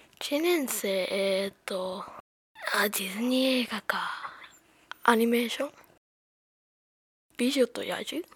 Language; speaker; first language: Japanese; early bilingual, heritage; Japanese